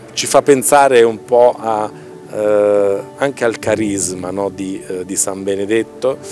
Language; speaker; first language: Italian; native; Italian